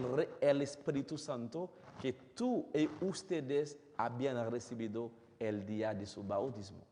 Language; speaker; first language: Spanish; non-native, fluent; Haitian Creole